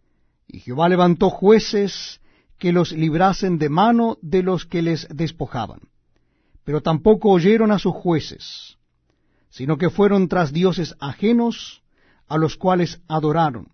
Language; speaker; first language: Spanish; native; Spanish